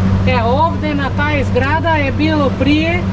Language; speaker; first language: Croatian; non-native, learner; Portuguese